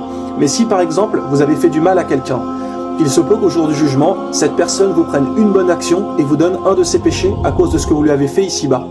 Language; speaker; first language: French; native; French